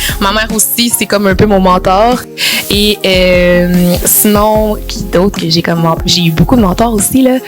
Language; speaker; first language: French; native; French